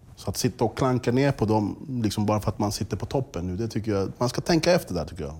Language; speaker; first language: Swedish; native; Swedish